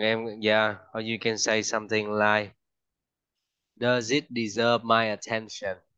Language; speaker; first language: English; non-native, fluent; Vietnamese